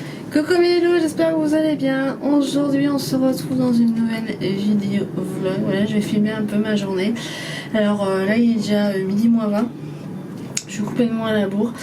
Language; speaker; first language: French; native; French